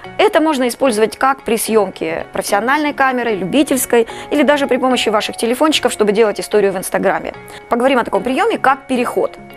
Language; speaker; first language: Russian; native; Russian